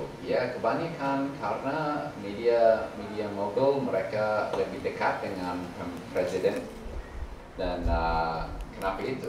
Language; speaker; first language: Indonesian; non-native, learner; English